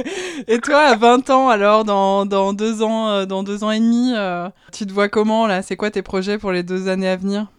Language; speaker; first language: French; native; French